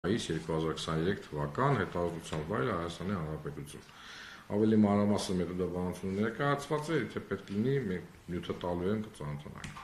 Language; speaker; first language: Armenian; native; Armenian